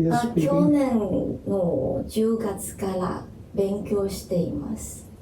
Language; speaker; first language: Japanese; non-native, learner; Chinese